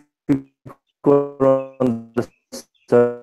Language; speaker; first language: English; non-native, learner; Spanish